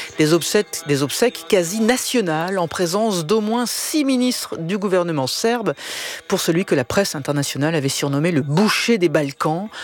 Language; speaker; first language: French; native; French